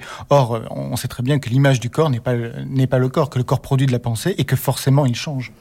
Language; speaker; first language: French; native; French